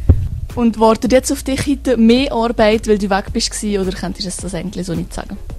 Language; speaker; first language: German; native; German